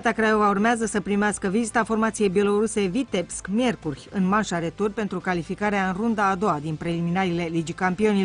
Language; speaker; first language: Romanian; native; Romanian